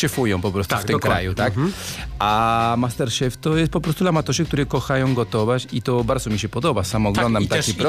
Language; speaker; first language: Polish; non-native, learner; Spanish